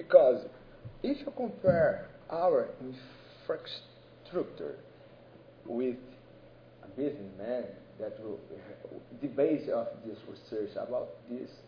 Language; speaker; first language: English; non-native, learner; Portuguese